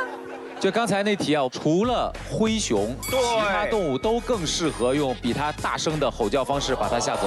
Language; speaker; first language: Chinese; native; Chinese